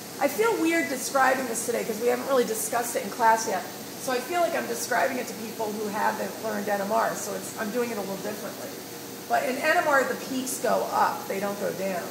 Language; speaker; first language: English; native; English